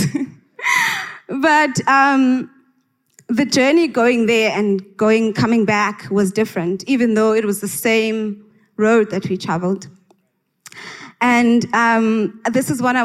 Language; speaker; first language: English; non-native, local second language; Xhosa